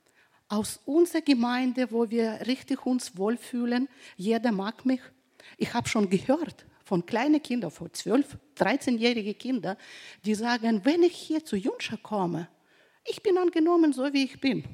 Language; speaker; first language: German; non-native, fluent; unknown